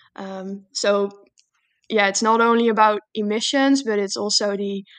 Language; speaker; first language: English; non-native, fluent; Dutch